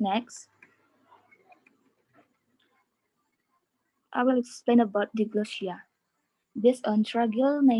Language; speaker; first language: English; non-native, learner; Balinese